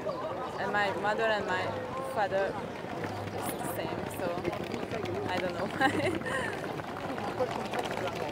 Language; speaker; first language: English; non-native, learner; Hungarian